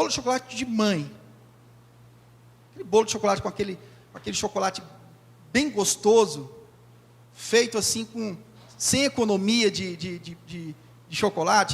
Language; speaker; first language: Portuguese; native; Portuguese